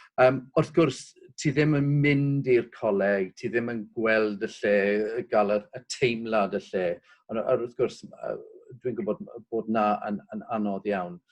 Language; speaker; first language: Welsh; non-native, local second language; English